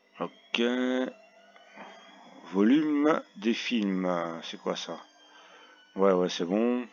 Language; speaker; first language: French; native; French